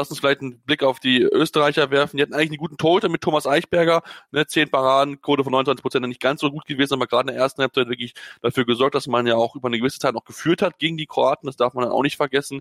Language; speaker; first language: German; native; German